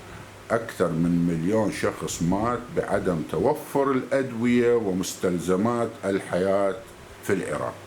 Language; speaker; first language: Arabic; native; Arabic